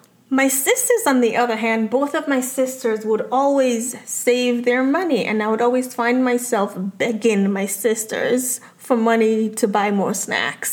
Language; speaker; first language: English; non-native, local second language; Yoruba